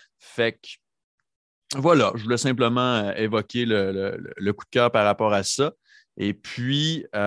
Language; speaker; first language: French; native; French